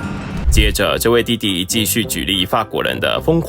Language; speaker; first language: Chinese; native; Chinese